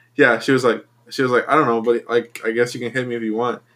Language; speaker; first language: English; non-native, fluent; Spanish